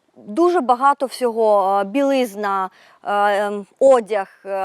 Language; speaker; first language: Ukrainian; native; Ukrainian